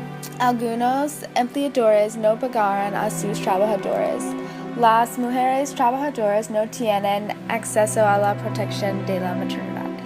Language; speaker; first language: Spanish; non-native, learner; English